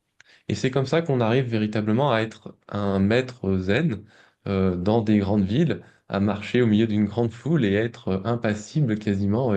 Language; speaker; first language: French; native; French